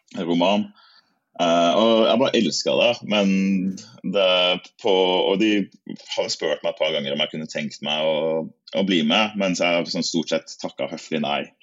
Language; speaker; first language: Norwegian; native; Norwegian